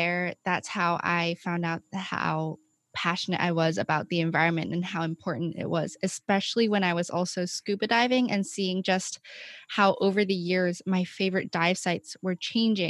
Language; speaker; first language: English; non-native, local second language; Cantonese